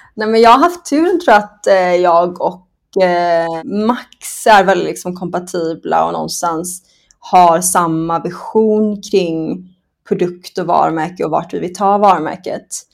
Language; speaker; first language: Swedish; early bilingual, other home language; Persian